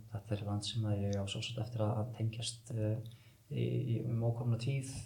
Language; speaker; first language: Icelandic; early bilingual, heritage; Icelandic